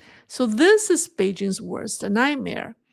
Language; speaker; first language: English; non-native, fluent; Chinese